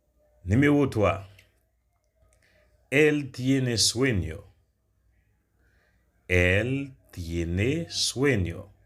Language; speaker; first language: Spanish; non-native, learner; Haitian Creole